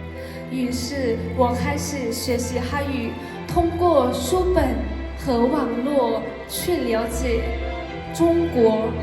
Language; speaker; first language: Chinese; non-native, fluent; Lao